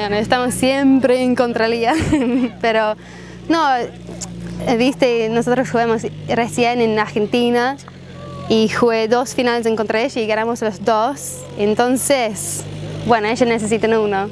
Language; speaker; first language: Spanish; non-native, learner; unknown